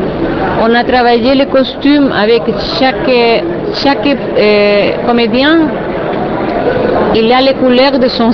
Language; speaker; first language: French; non-native, fluent; Spanish